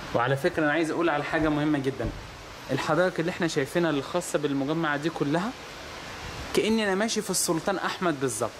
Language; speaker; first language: Arabic; native; Arabic